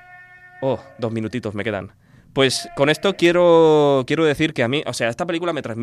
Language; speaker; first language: Spanish; native; Spanish